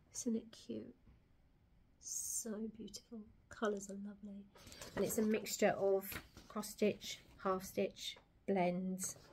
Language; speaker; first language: English; native; English